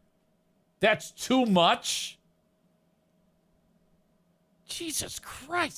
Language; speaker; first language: English; native; English